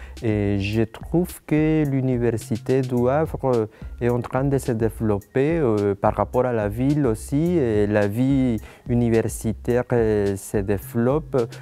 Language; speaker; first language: French; non-native, fluent; Spanish